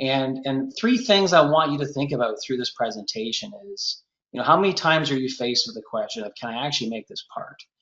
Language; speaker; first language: English; native; English